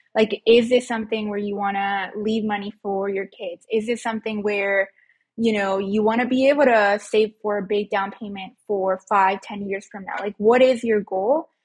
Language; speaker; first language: English; early bilingual, other home language; Spanish